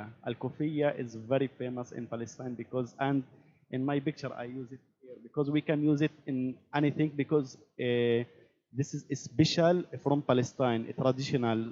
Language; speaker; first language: English; non-native, learner; Arabic